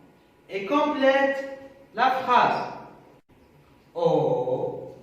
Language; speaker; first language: French; non-native, local second language; Arabic